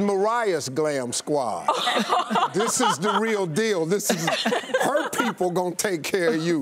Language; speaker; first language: English; native; English